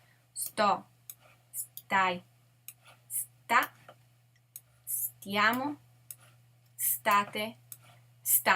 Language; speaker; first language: Italian; non-native, fluent; English